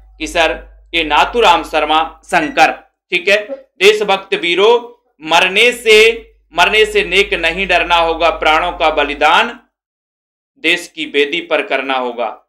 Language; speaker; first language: Hindi; native; Hindi